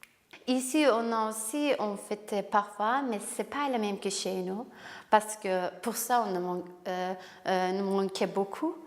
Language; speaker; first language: French; non-native, learner; Kurdish